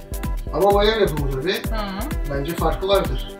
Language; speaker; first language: Turkish; native; Turkish